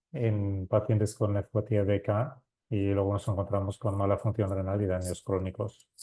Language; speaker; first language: Spanish; non-native, fluent; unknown